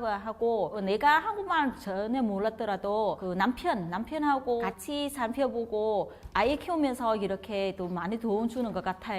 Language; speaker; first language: Korean; non-native, learner; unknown